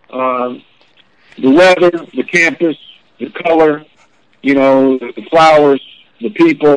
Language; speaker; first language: English; native; English